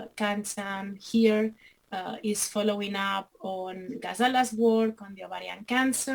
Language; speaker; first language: English; non-native, fluent; Catalan